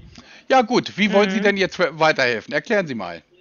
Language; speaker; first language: German; native; German